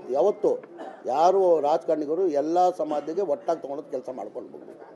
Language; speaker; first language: Kannada; non-native, local second language; Urdu